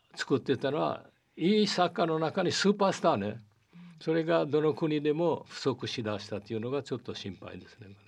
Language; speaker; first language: Japanese; early bilingual, heritage; Portuguese